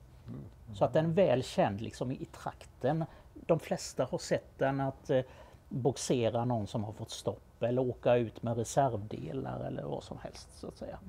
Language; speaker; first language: Swedish; native; Swedish